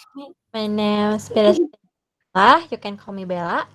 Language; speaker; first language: English; non-native, learner; Indonesian